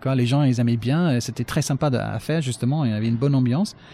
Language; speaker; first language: French; non-native, fluent; English